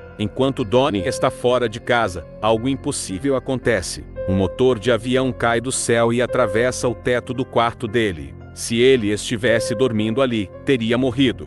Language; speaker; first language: Portuguese; native; Portuguese